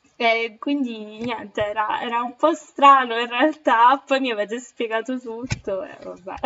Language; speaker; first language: Italian; native; Italian